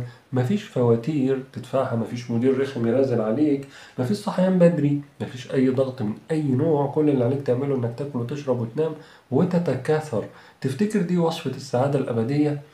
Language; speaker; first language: Arabic; native; Arabic